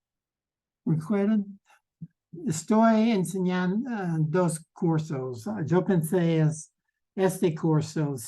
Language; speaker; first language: Spanish; non-native, learner; English